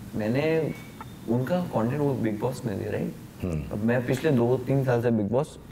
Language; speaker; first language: Hindi; non-native, local second language; Gujarati